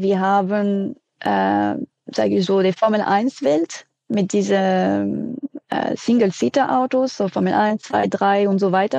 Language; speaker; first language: German; non-native, fluent; French